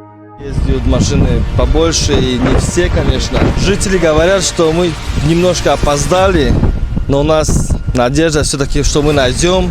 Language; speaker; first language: Russian; non-native, local second language; Tajik